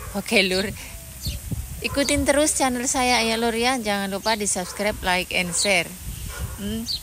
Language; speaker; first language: Indonesian; non-native, local second language; Javanese